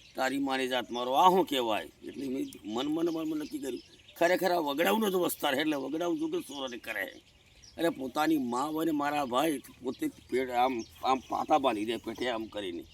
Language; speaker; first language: Gujarati; non-native, local second language; Bhili